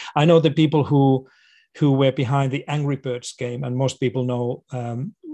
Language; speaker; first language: English; non-native, fluent; Finnish